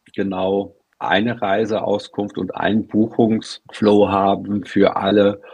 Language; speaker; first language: German; native; German